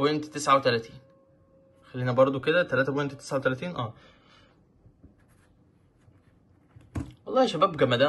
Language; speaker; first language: Arabic; native; Arabic